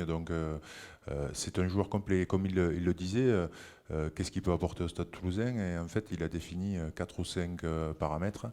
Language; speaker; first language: French; native; French